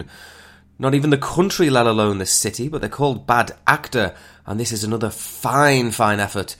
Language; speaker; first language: English; native; English